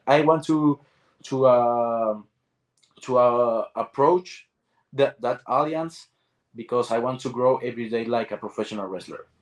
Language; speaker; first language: English; non-native, learner; Spanish